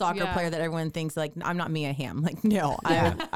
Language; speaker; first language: English; native; English